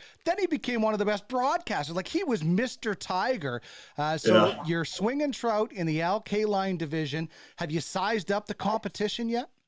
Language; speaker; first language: English; native; English